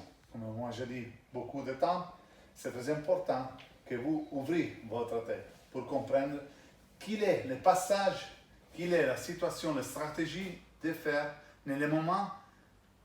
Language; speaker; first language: French; non-native, learner; Italian